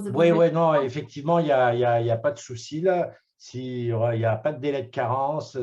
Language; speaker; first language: French; native; French